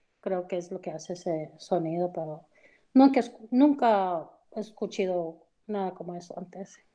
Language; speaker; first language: Spanish; early bilingual, heritage; Spanish